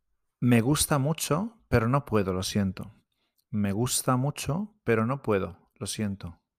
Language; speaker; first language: Spanish; non-native, fluent; English